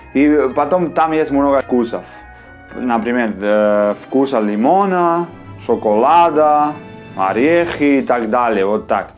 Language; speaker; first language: Russian; non-native, learner; Spanish